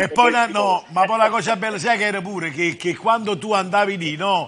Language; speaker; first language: Italian; native; Italian